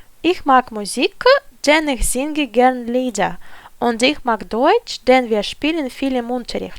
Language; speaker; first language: German; non-native, fluent; Ukrainian